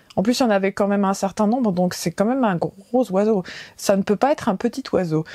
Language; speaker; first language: French; early bilingual, other home language; Portuguese